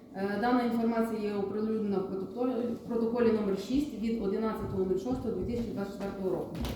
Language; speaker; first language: Ukrainian; native; Ukrainian